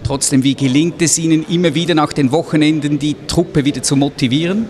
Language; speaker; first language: German; native; German